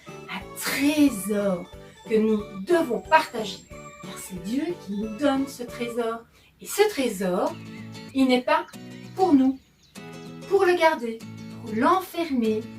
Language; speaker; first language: French; native; French